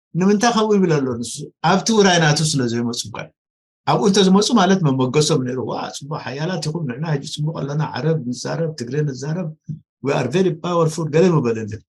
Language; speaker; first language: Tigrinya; non-native, local second language; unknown